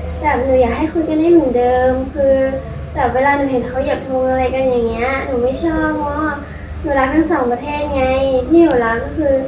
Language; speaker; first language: Thai; early bilingual, other home language; Khmer